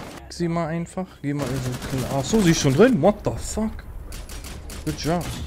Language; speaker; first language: German; native; German